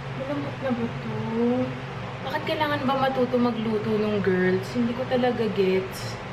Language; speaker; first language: Filipino; native; Filipino